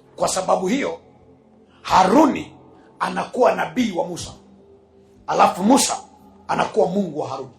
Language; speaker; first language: Swahili; native; Swahili